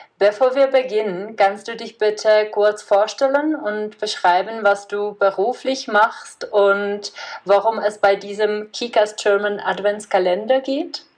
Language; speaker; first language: German; non-native, fluent; Czech